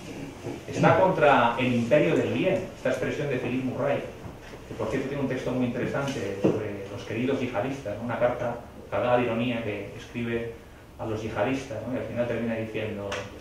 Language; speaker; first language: Spanish; native; Spanish